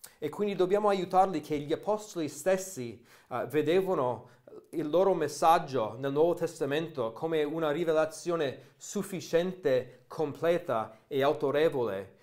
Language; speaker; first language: Italian; non-native, fluent; English